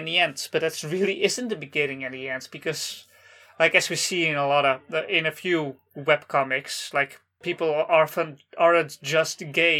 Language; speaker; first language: English; non-native, fluent; Dutch